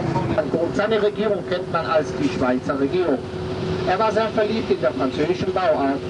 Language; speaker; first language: German; non-native, learner; Spanish